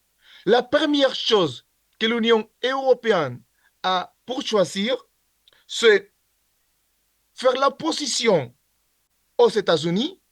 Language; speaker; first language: French; non-native, learner; Spanish